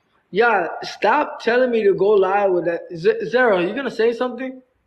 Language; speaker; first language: English; early bilingual, other home language; Spanish